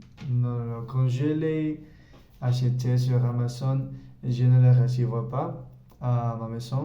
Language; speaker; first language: French; non-native, learner; Spanish